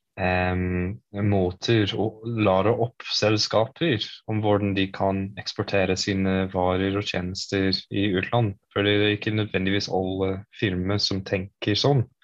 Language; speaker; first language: Norwegian; non-native, fluent; English